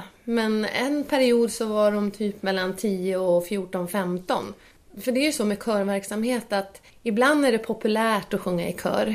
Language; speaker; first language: Swedish; native; Swedish